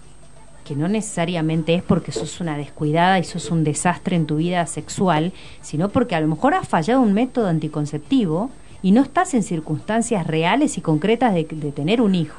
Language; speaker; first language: Spanish; native; Spanish